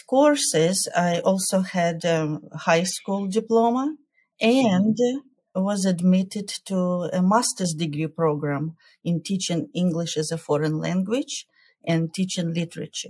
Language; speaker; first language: English; non-native, fluent; Ukrainian